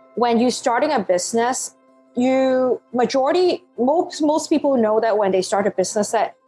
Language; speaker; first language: English; non-native, local second language; Cantonese